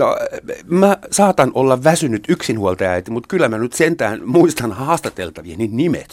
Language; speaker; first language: Finnish; native; Finnish